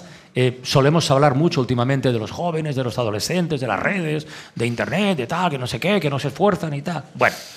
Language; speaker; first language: Spanish; native; Spanish